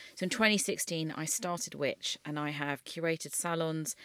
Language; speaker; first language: English; native; English